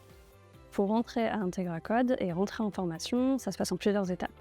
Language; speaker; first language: French; native; French